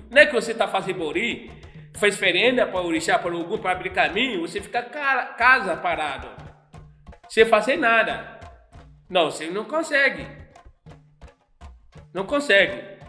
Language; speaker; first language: Portuguese; non-native, learner; Yoruba